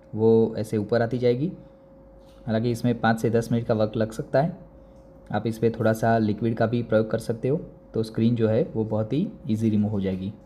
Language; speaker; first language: Hindi; non-native, local second language; Gujarati